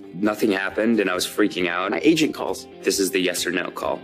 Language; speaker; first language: English; native; English